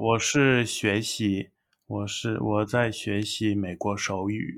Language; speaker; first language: Chinese; non-native, learner; English